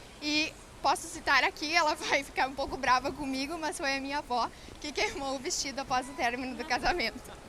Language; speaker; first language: Portuguese; native; Portuguese